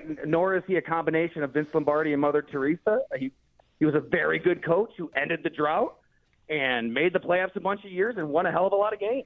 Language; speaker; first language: English; native; English